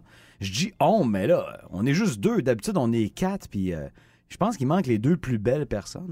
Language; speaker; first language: French; native; French